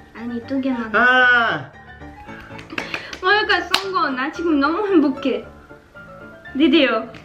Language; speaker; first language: Korean; non-native, learner; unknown